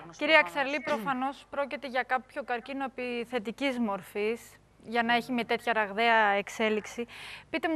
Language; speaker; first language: Greek; native; Greek